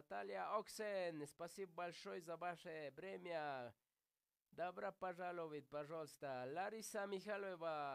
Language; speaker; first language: Russian; non-native, learner; Spanish